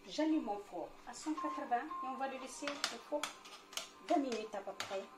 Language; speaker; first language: French; non-native, local second language; Arabic